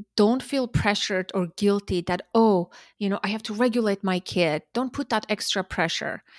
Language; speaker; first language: English; early bilingual, other home language; Armenian